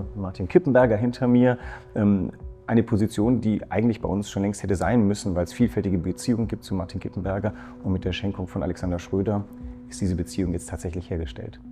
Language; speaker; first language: German; native; German